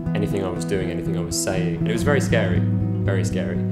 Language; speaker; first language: English; native; English